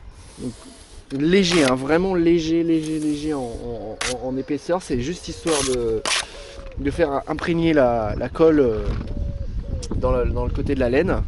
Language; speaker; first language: French; native; French